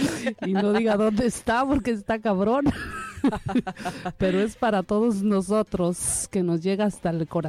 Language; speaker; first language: Spanish; native; Spanish